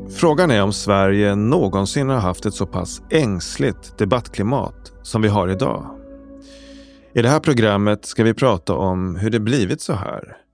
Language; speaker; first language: Swedish; native; Swedish